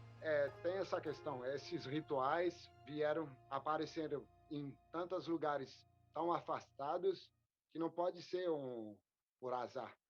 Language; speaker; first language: Portuguese; non-native, fluent; French